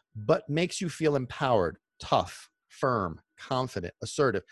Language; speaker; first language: English; non-native, fluent; Italian